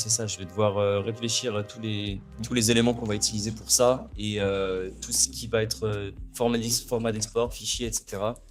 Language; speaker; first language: French; native; French